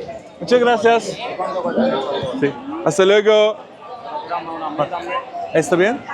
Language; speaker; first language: Spanish; non-native, learner; Turkish